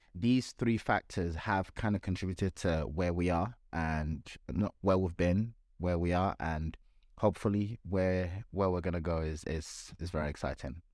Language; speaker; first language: English; non-native, local second language; Yoruba